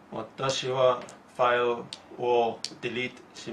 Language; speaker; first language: Japanese; non-native, learner; English